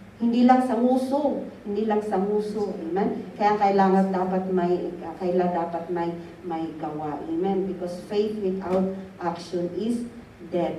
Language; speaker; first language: Filipino; native; Filipino